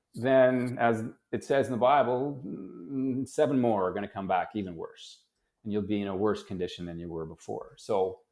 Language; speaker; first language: English; native; English